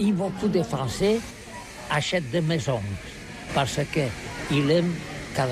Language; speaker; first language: French; non-native, learner; Catalan